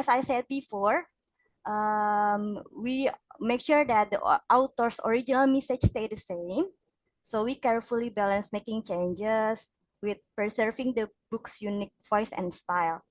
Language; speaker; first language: English; non-native, fluent; Indonesian